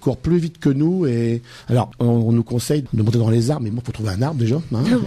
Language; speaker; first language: French; native; French